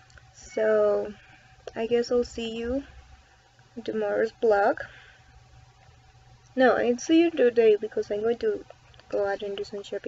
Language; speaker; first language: English; non-native, fluent; Spanish